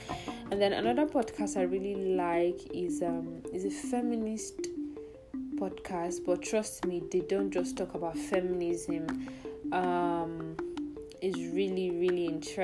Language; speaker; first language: English; non-native, local second language; Igbo